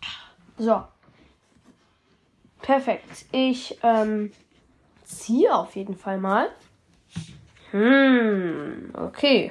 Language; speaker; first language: German; native; German